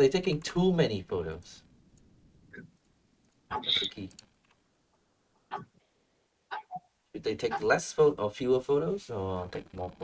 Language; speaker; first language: English; non-native, fluent; Vietnamese